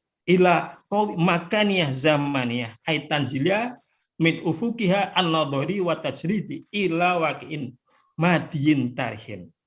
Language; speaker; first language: Arabic; non-native, fluent; Indonesian